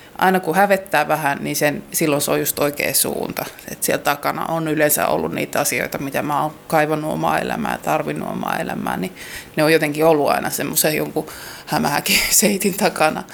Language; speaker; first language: Finnish; native; Finnish